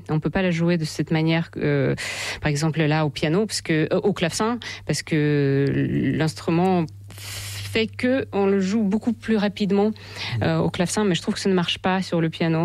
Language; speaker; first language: French; non-native, fluent; Russian